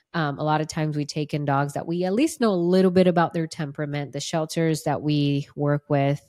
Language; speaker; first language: English; non-native, fluent; Portuguese